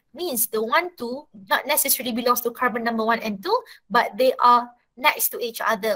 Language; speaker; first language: English; non-native, local second language; Malay